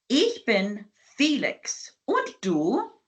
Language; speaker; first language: German; non-native, fluent; English